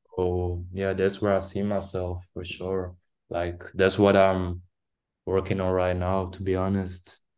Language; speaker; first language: English; non-native, fluent; French